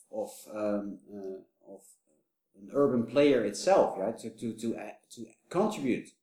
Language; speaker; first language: English; non-native, fluent; Dutch